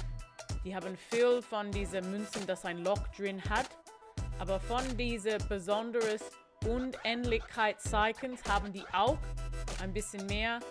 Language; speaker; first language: German; non-native, fluent; English